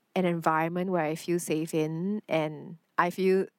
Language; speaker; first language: English; non-native, local second language; Chinese